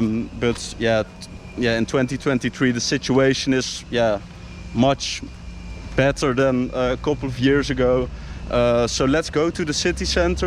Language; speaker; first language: English; non-native, fluent; Dutch